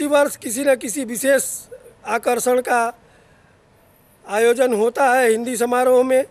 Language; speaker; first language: Hindi; native; Hindi